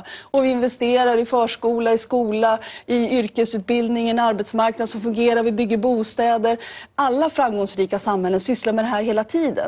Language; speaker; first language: Swedish; native; Swedish